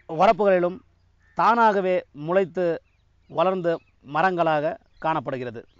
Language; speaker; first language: Tamil; native; Tamil